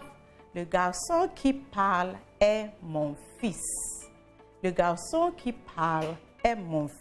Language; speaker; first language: French; non-native, fluent; English